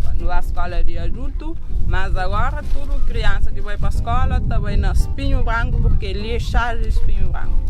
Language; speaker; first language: Portuguese; non-native, local second language; Kabuverdianu